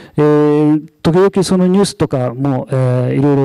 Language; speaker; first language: Japanese; non-native, fluent; Arabic